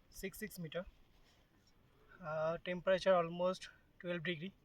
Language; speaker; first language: Hindi; non-native, local second language; Bangla